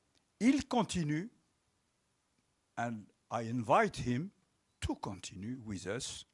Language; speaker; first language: English; non-native, local second language; French